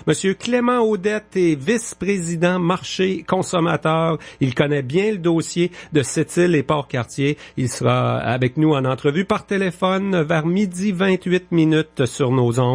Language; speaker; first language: French; native; French